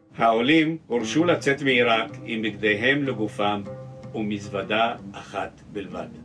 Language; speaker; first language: Hebrew; early bilingual, other home language; Arabic